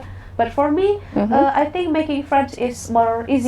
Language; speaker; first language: English; non-native, learner; Indonesian